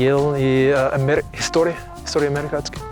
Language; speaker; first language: Russian; non-native, learner; English